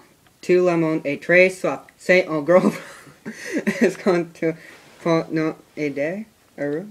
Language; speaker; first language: French; non-native, learner; English